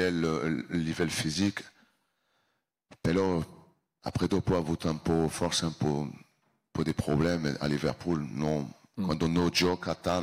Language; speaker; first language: Italian; non-native, learner; French